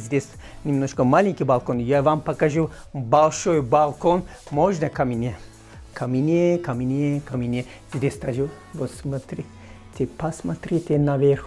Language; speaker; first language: Russian; non-native, fluent; Turkish